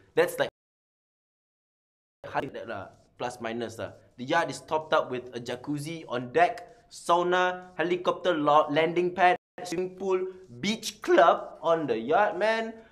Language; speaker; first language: English; non-native, local second language; Malay